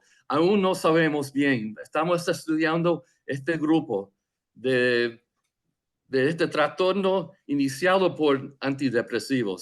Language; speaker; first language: Spanish; non-native, fluent; English